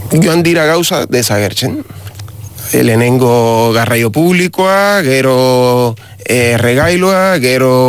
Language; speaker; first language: Basque; non-native, learner; Spanish